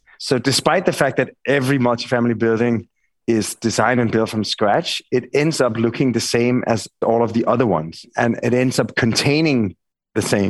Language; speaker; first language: English; non-native, fluent; Danish